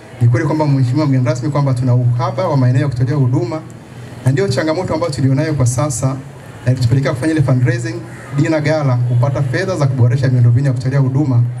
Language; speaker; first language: Swahili; native; Swahili